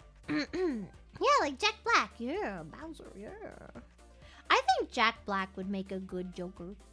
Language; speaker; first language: English; native; English